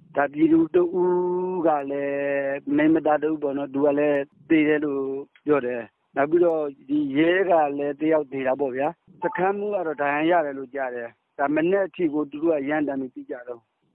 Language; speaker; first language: Burmese; native; Burmese